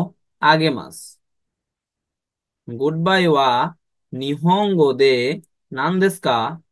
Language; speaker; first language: Japanese; non-native, fluent; Bangla